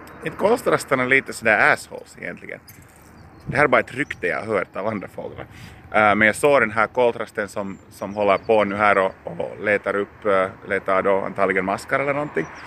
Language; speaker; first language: Swedish; native; Swedish